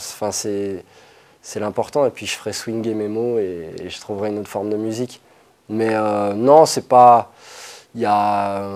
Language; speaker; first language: French; native; French